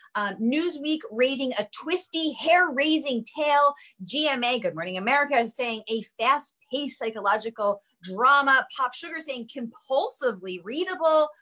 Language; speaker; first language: English; native; English